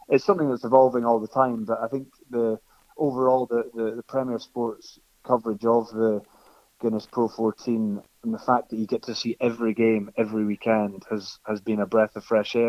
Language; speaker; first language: English; native; English